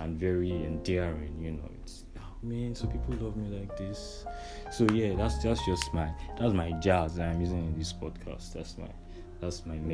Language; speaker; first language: English; non-native, local second language; Yoruba